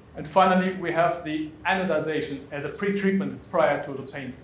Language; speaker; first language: English; non-native, fluent; German